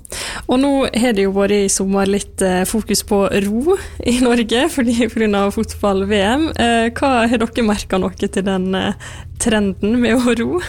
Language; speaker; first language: Norwegian; native; Norwegian